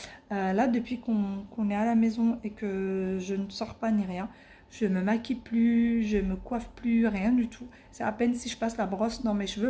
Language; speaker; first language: French; native; French